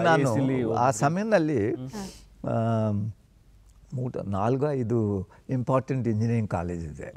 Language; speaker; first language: Kannada; non-native, fluent; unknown